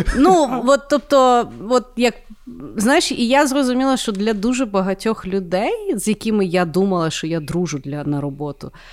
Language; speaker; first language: Ukrainian; native; Ukrainian